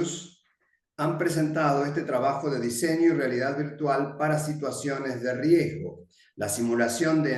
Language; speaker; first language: Spanish; native; Spanish